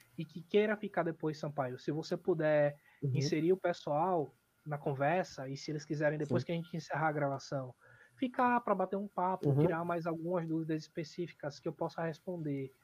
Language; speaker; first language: Portuguese; native; Portuguese